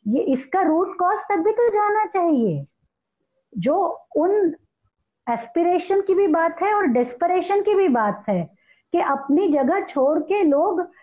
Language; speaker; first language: Hindi; non-native, local second language; Marathi